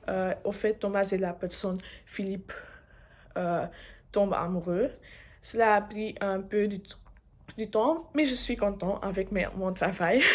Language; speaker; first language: French; non-native, learner; English